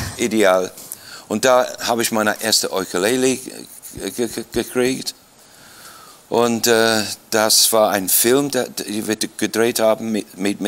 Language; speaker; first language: German; non-native, fluent; English